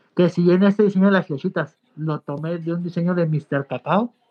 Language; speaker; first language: Spanish; native; Spanish